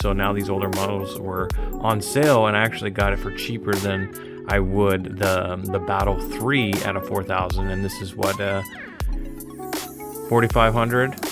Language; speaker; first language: English; native; English